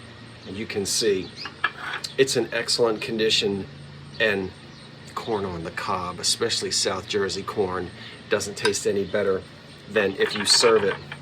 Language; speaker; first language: English; native; English